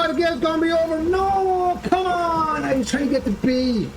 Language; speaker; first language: English; native; English